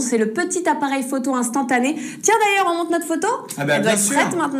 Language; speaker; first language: French; native; French